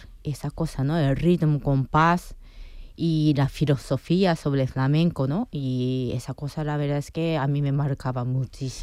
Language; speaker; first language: Spanish; non-native, fluent; Japanese